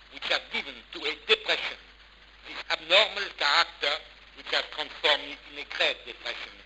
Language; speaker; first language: English; non-native, fluent; French